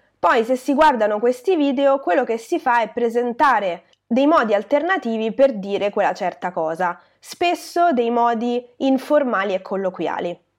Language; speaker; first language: Italian; native; Italian